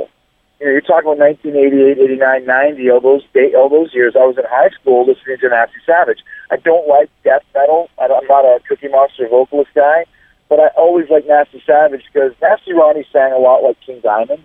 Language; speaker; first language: English; native; English